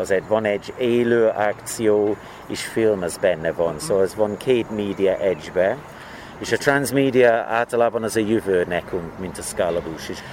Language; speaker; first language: Hungarian; non-native, learner; English